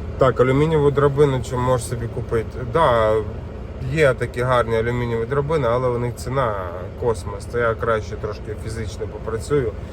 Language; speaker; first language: Ukrainian; non-native, local second language; Russian